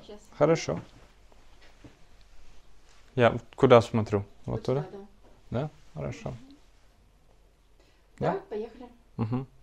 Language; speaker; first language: Russian; non-native, learner; Dutch